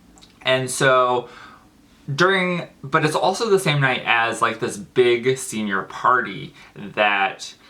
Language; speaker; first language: English; native; English